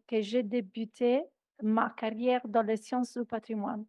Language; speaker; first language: French; non-native, fluent; Italian